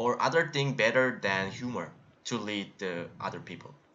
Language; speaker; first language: English; non-native, learner; Korean